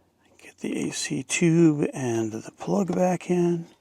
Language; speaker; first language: English; native; English